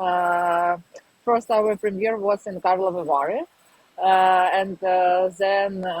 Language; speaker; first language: English; non-native, learner; Ukrainian